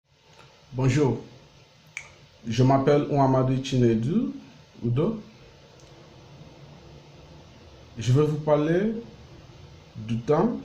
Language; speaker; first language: French; non-native, learner; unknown